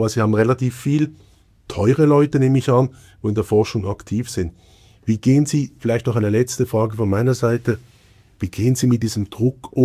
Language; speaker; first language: German; native; German